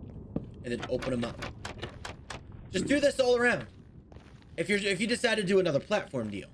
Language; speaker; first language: English; native; English